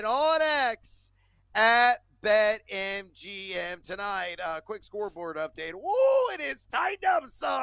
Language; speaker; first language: English; native; English